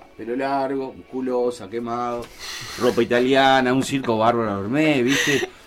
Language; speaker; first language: Spanish; native; Spanish